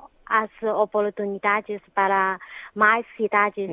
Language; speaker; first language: Portuguese; non-native, fluent; Chinese